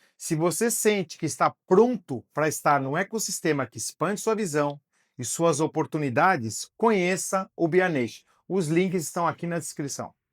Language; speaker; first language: Portuguese; native; Portuguese